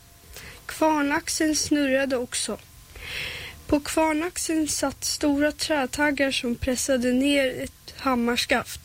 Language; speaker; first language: Swedish; native; Swedish